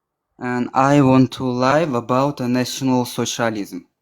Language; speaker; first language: English; non-native, learner; Armenian